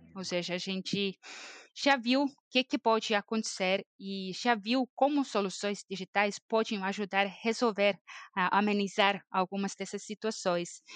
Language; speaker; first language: Portuguese; non-native, fluent; Estonian